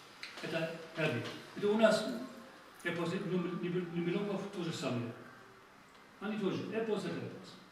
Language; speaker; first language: Russian; non-native, fluent; German